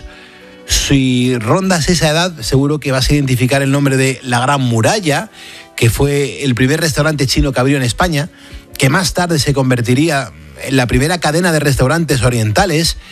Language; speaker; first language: Spanish; native; Spanish